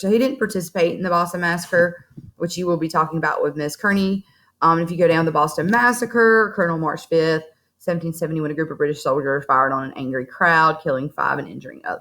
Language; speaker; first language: English; native; English